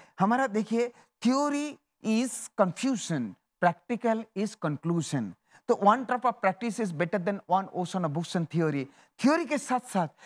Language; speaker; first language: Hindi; non-native, local second language; Bangla